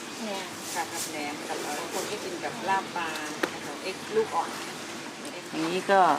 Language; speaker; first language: Thai; non-native, local second language; Northeastern Thai